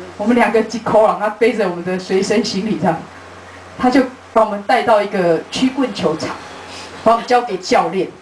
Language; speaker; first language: Chinese; native; Chinese